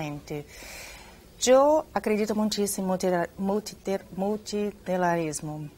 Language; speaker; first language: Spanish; non-native, fluent; Portuguese